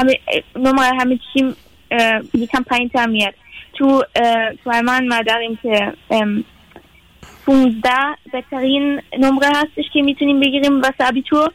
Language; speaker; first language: Persian; early bilingual, heritage; Persian